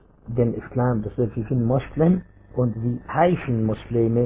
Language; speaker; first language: German; non-native, fluent; Arabic